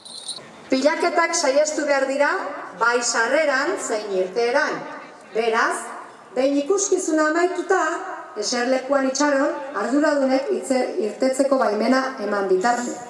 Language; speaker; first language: Basque; native; Basque